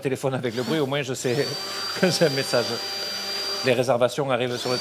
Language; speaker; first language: French; native; French